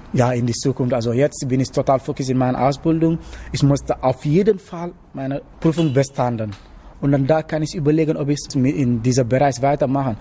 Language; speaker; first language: German; non-native, learner; Wolof